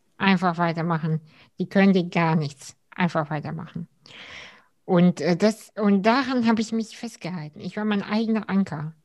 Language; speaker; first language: German; early bilingual, other home language; Russian